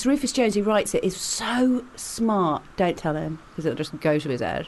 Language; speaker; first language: English; native; English